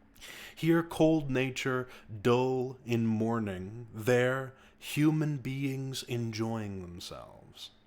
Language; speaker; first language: English; native; English